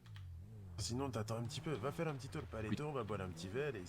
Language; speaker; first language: French; native; French